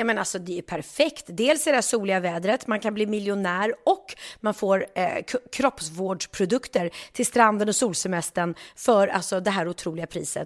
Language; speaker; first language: Swedish; native; Swedish